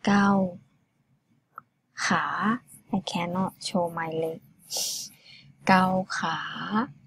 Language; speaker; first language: English; non-native, learner; Thai